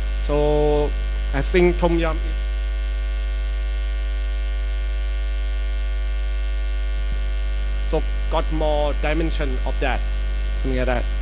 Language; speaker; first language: English; non-native, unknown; Thai